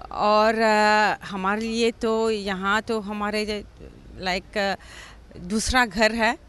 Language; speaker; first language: Hindi; non-native, fluent; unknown